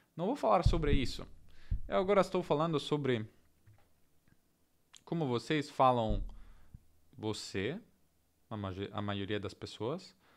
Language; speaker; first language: Portuguese; non-native, learner; Italian